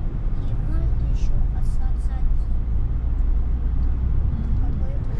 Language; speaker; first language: Russian; early bilingual, heritage; Russian